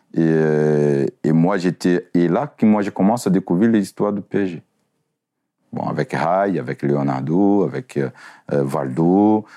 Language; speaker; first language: French; non-native, fluent; Portuguese